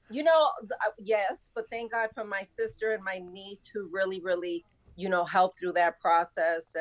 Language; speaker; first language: English; native; English